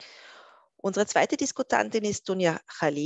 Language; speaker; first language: German; native; German